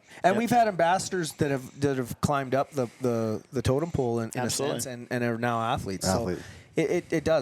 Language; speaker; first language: English; native; English